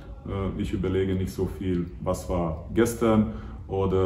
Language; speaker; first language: German; non-native, fluent; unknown